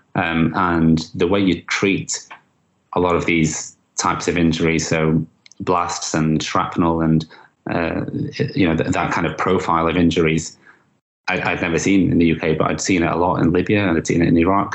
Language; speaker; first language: English; native; English